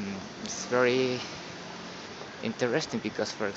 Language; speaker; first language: English; non-native, learner; Spanish